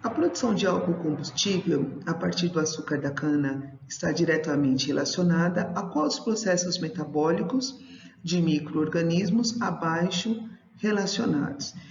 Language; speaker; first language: Portuguese; native; Portuguese